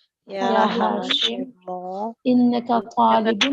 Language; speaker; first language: Arabic; non-native, learner; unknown